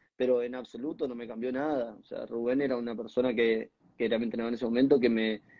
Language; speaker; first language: Spanish; native; Spanish